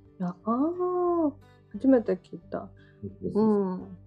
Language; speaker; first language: Japanese; non-native, learner; Georgian